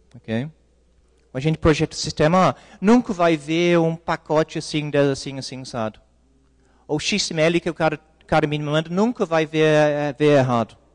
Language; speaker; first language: Portuguese; non-native, fluent; English